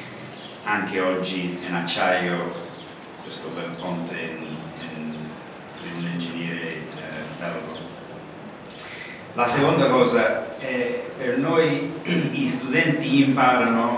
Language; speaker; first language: Italian; non-native, learner; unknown